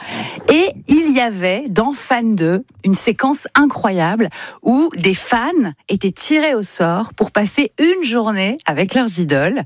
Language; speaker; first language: French; native; French